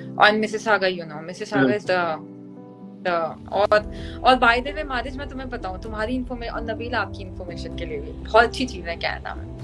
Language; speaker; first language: Urdu; native; Urdu